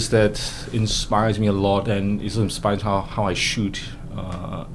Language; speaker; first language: English; non-native, local second language; Cantonese